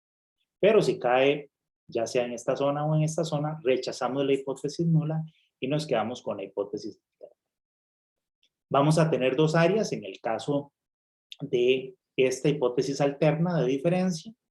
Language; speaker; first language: Spanish; native; Spanish